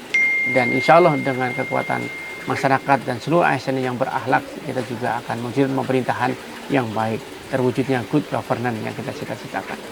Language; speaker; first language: Indonesian; native; Indonesian